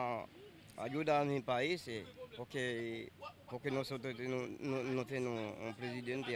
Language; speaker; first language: Spanish; non-native, learner; Haitian Creole